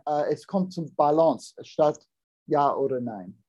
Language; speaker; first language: German; non-native, learner; English